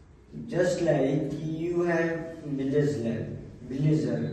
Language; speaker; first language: English; non-native, learner; Hindi